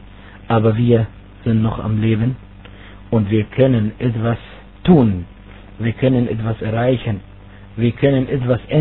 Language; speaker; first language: German; non-native, fluent; Arabic